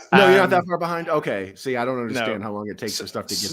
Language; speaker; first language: English; native; English